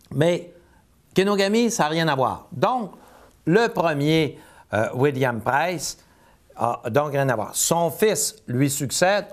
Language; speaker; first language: French; native; French